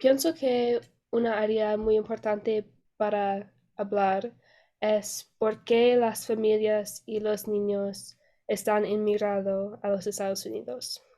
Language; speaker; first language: Spanish; non-native, learner; English